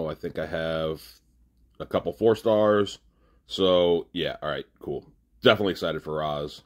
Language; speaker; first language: English; native; English